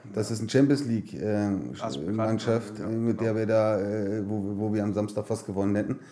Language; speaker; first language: German; native; German